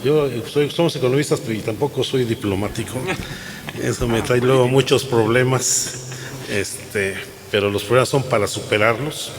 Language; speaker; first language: Spanish; native; Spanish